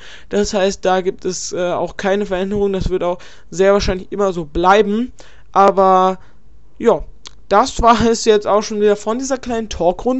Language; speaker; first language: German; native; German